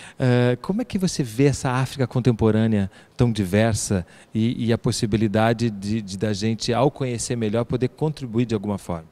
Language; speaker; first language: Portuguese; native; Portuguese